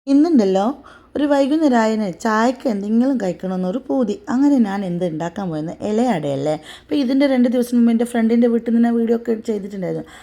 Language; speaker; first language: Malayalam; non-native, fluent; Tamil